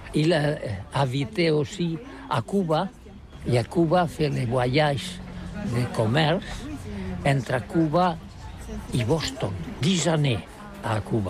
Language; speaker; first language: French; non-native, local second language; Catalan